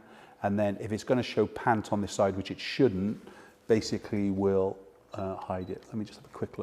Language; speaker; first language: English; native; English